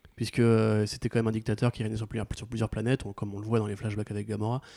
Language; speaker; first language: French; native; French